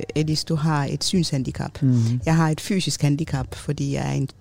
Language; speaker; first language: Danish; early bilingual, other home language; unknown